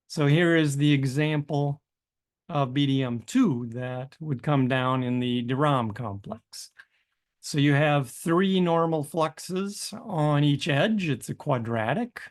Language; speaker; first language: English; native; English